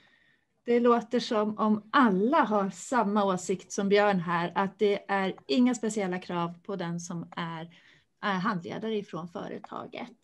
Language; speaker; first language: Swedish; native; Swedish